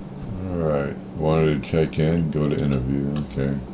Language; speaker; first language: English; native; English